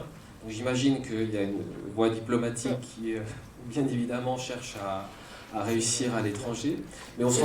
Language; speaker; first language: French; native; French